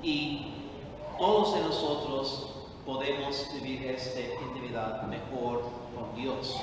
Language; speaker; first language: Spanish; non-native, fluent; English